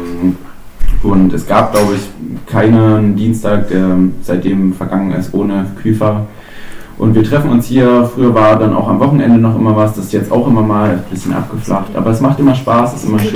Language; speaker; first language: German; native; German